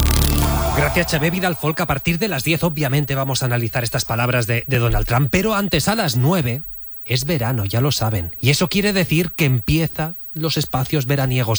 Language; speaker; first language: Spanish; native; Spanish